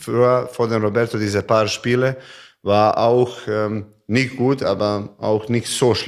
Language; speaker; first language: German; non-native, learner; Serbian